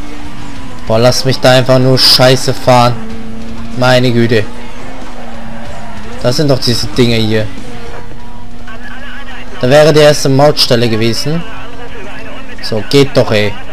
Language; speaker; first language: German; native; German